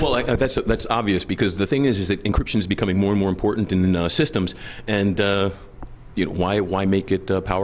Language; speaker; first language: English; native; English